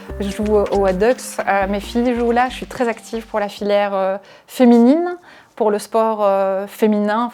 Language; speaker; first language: French; early bilingual, other home language; Arabic